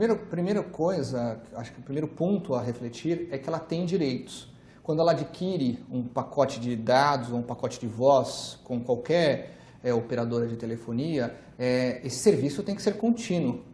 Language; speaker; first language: Portuguese; native; Portuguese